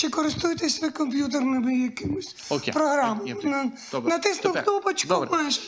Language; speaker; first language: Ukrainian; native; Ukrainian